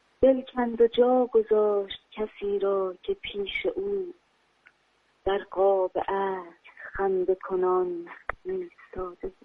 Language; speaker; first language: Persian; native; Persian